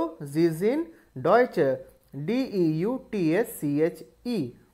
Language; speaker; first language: German; non-native, learner; Hindi